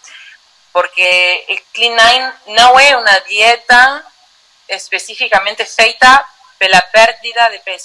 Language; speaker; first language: Portuguese; non-native, learner; Spanish